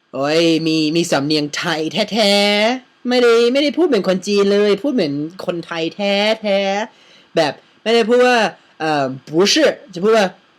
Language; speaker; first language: Thai; non-native, fluent; English